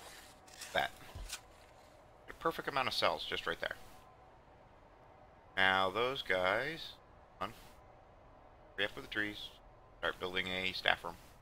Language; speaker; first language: English; native; English